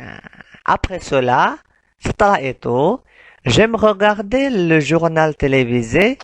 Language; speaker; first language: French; non-native, fluent; Indonesian